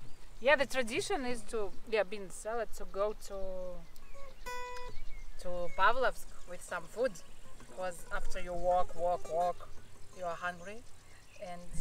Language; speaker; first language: English; non-native, fluent; Russian